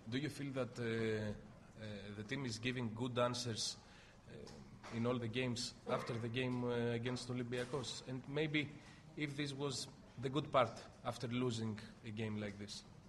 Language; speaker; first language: English; non-native, fluent; Greek